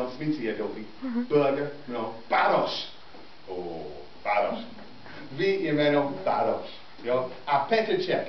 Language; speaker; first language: Czech; non-native, learner; English